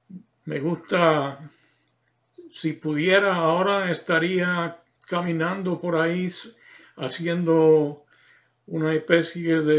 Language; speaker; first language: Spanish; non-native, fluent; English